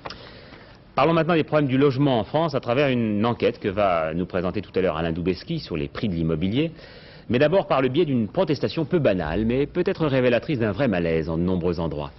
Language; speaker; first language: French; native; French